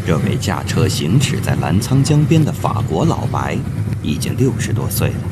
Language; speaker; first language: Chinese; native; Chinese